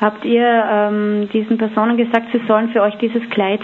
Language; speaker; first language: German; native; German